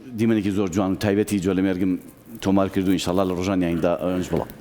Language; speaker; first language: Central Kurdish; native; Central Kurdish